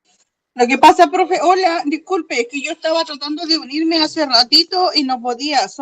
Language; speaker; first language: Spanish; native; Spanish